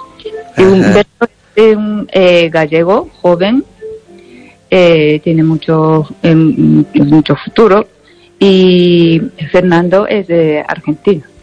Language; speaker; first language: Spanish; non-native, learner; Japanese